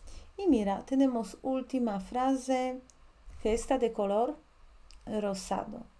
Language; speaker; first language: Spanish; non-native, fluent; Polish